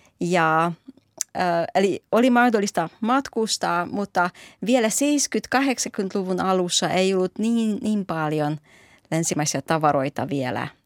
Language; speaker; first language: Finnish; non-native, fluent; Hungarian